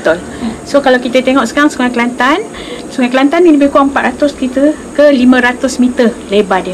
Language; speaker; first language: Malay; native; Malay